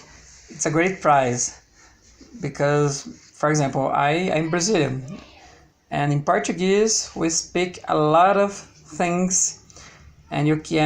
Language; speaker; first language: English; non-native, learner; Portuguese